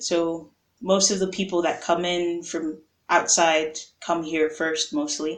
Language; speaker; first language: English; native; English